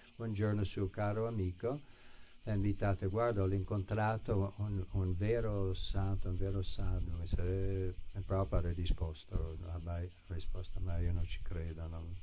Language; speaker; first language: Italian; non-native, fluent; English